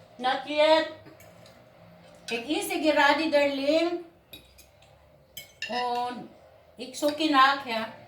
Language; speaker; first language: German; non-native, learner; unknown